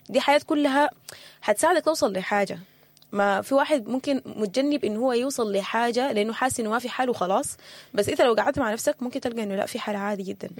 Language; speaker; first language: Arabic; native; Arabic